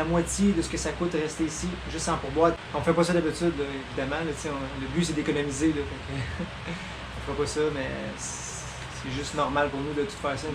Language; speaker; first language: French; native; French